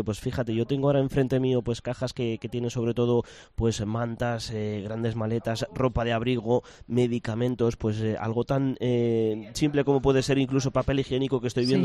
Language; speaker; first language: Spanish; native; Spanish